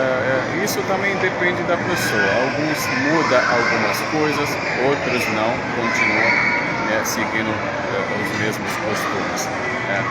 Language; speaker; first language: Portuguese; non-native, fluent; Arabic